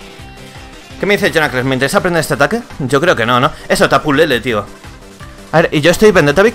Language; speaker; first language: Spanish; native; Spanish